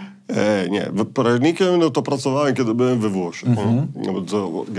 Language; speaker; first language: Polish; non-native, fluent; Italian